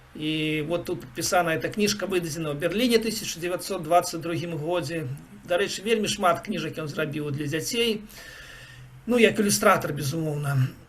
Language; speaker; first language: Belarusian; non-native, local second language; Russian